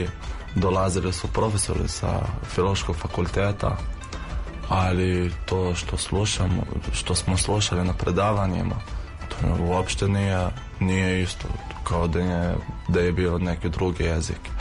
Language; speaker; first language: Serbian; non-native, fluent; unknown